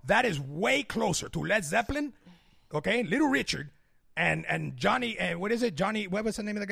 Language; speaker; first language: English; early bilingual, other home language; Spanish